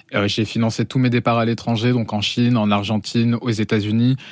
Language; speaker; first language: French; native; French